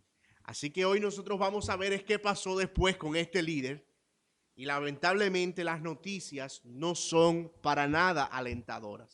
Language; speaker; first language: Spanish; native; Spanish